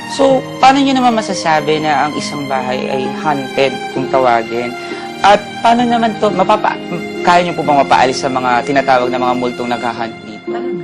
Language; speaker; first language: Filipino; native; Filipino